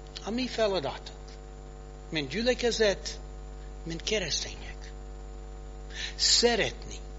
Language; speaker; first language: Hungarian; non-native, fluent; English